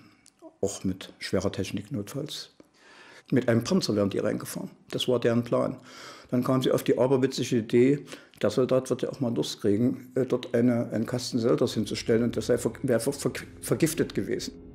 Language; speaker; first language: German; native; German